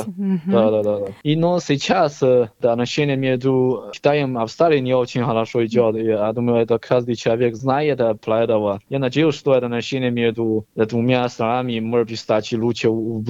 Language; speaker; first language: Russian; non-native, learner; Chinese